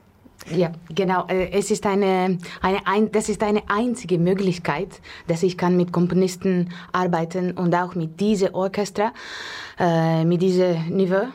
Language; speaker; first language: German; non-native, learner; Russian